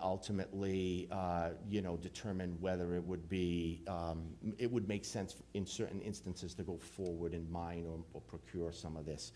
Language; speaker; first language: English; native; English